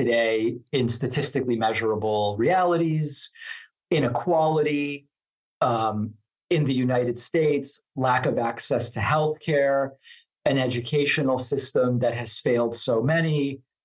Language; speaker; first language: English; non-native, fluent; Spanish